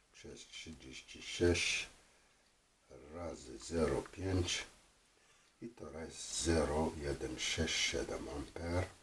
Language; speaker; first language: Polish; non-native, fluent; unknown